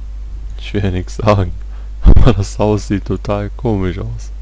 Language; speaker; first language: German; native; German